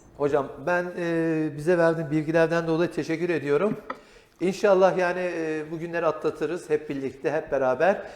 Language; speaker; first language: Turkish; native; Turkish